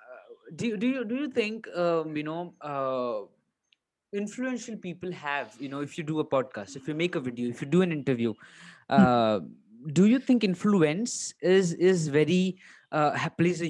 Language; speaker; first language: English; non-native, local second language; Hindi